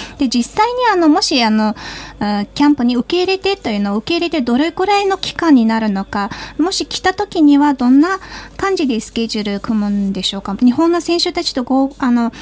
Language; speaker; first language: Japanese; non-native, fluent; Mongolian